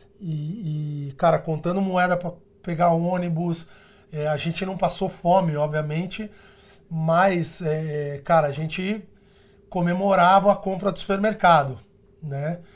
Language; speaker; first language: Portuguese; early bilingual, other home language; Spanish